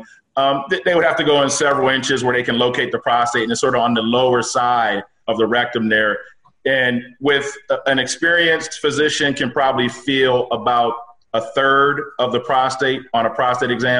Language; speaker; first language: English; native; English